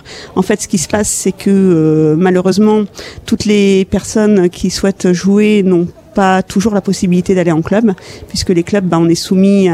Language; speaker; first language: French; native; French